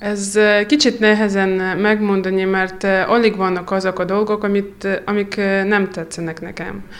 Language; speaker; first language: Hungarian; non-native, fluent; Russian